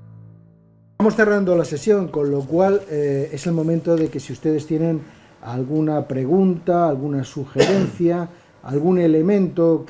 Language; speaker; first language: Spanish; native; Spanish